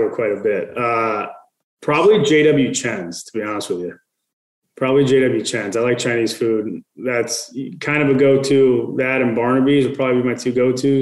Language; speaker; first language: English; native; English